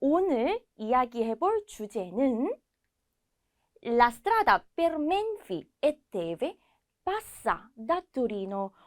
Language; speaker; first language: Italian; non-native, fluent; Korean